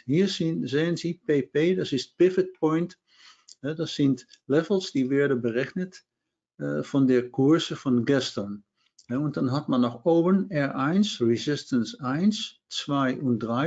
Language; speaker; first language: German; non-native, learner; Dutch